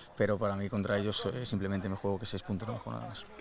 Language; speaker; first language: Spanish; native; Spanish